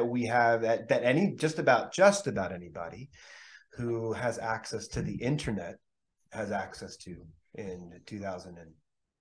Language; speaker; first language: English; native; English